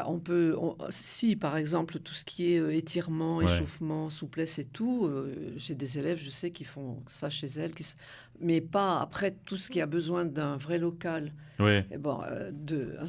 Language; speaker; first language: French; native; French